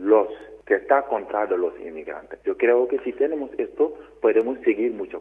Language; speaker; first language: Spanish; non-native, learner; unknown